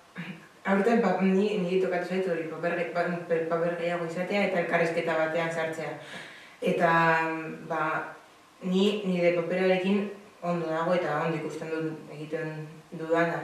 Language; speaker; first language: Basque; non-native, local second language; Spanish